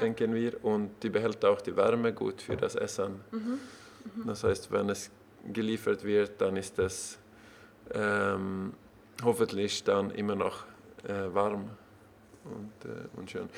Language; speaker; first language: German; non-native, learner; Swedish